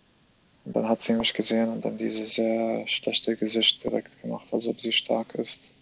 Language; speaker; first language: German; non-native, fluent; Arabic